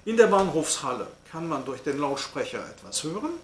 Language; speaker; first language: German; non-native, fluent; French